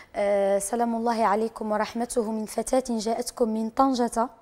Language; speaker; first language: Arabic; native; Arabic